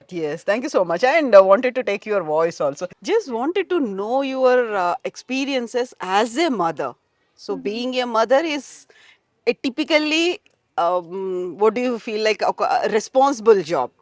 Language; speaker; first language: English; non-native, local second language; Telugu